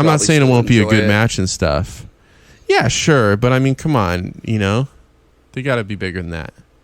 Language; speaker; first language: English; native; English